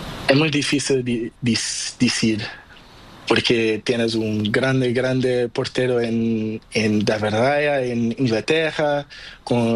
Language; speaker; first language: Spanish; non-native, learner; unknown